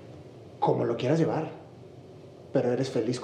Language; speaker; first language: Spanish; native; Spanish